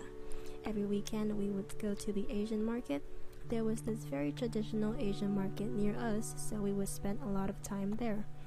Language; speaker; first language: English; non-native, fluent; Chinese